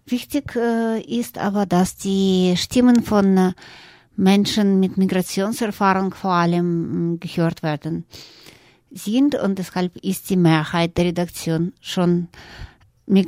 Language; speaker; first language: German; non-native, fluent; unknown